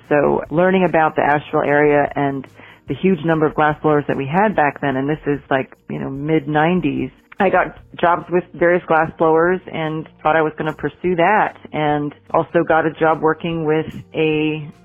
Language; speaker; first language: English; native; English